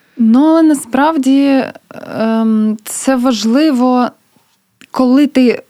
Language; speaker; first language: Ukrainian; native; Ukrainian